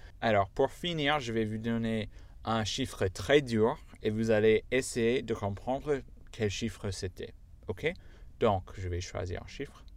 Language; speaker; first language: French; non-native, fluent; English